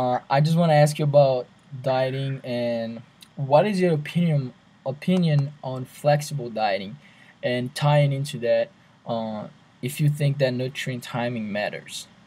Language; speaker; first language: English; non-native, fluent; Portuguese